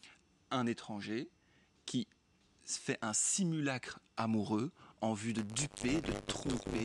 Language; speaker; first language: French; native; French